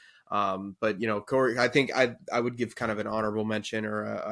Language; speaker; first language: English; native; English